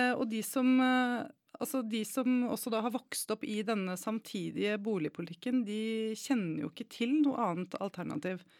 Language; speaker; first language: Norwegian; native; Norwegian